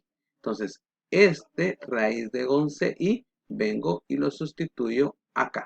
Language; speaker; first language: Spanish; native; Spanish